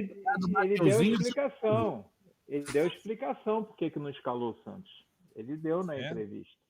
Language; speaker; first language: Portuguese; native; Portuguese